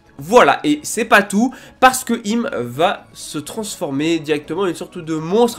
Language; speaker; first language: French; native; French